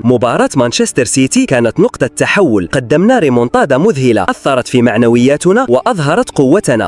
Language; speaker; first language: Arabic; native; Arabic